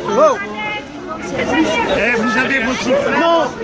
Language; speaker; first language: French; native; French